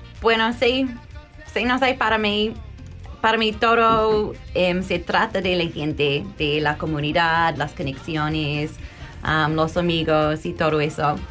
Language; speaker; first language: Spanish; non-native, learner; English